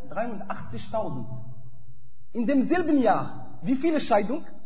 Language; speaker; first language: German; non-native, fluent; Arabic